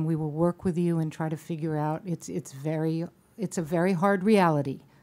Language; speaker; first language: English; native; English